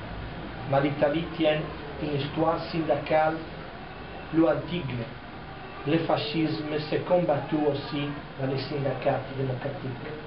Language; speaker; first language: French; non-native, fluent; Italian